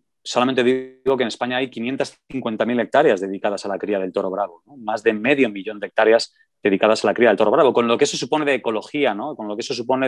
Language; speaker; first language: Spanish; native; Spanish